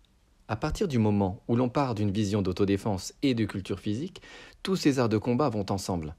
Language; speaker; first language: French; native; French